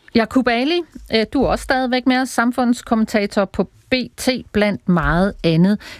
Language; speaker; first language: Danish; native; Danish